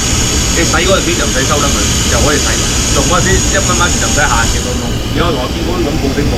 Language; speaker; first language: Chinese; native; Chinese